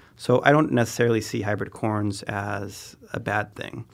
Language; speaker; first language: English; non-native, fluent; Spanish